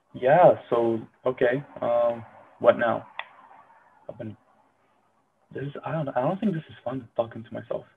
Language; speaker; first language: English; non-native, fluent; Arabic